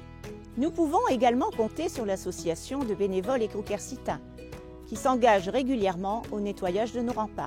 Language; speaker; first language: French; native; French